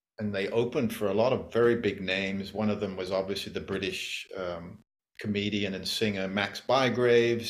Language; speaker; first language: English; native; English